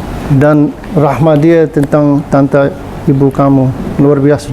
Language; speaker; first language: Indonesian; non-native, learner; English